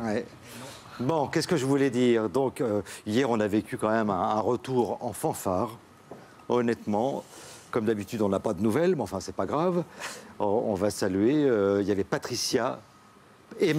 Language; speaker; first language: French; native; French